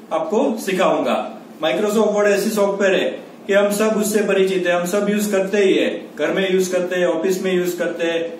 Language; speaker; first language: Hindi; non-native, local second language; Gujarati